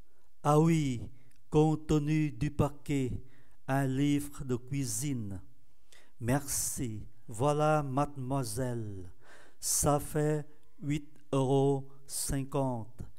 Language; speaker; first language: French; non-native, fluent; Vietnamese